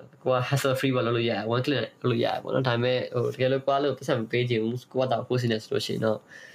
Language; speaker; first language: Burmese; native; Burmese